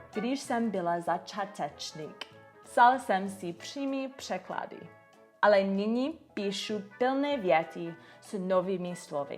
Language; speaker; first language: Czech; non-native, learner; English